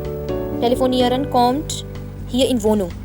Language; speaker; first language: German; non-native, fluent; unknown